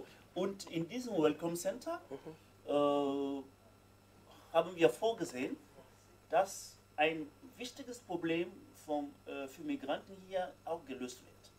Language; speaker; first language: German; non-native, fluent; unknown